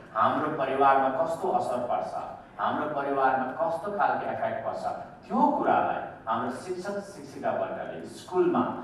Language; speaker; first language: Nepali; native; Nepali